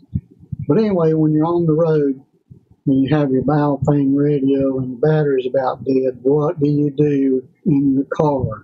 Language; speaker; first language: English; native; English